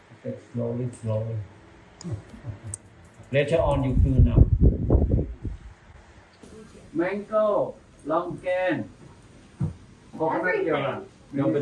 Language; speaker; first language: English; non-native, learner; Thai